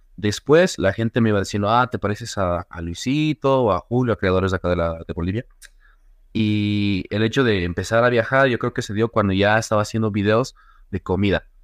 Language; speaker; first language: Spanish; native; Spanish